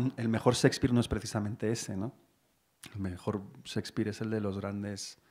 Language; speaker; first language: Spanish; native; Spanish